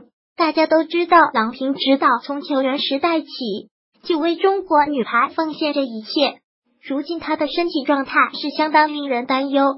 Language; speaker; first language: Chinese; native; Chinese